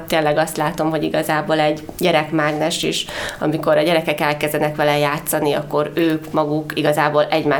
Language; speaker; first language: Hungarian; native; Hungarian